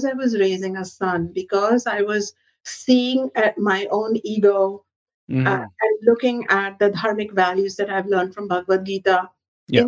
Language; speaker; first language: English; non-native, local second language; Hindi